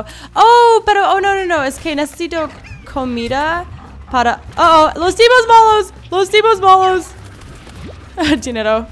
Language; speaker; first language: Spanish; non-native, learner; English